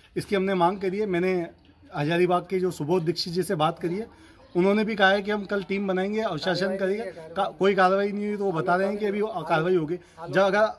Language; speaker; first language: Hindi; native; Hindi